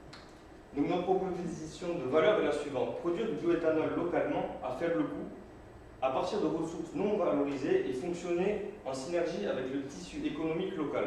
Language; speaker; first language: French; native; French